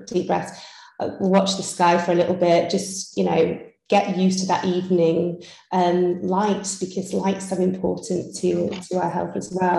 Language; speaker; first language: English; native; English